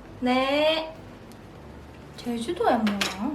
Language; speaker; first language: Korean; non-native, fluent; Japanese